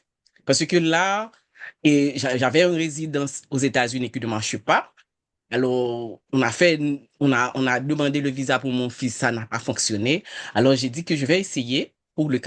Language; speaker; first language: French; non-native, local second language; Haitian Creole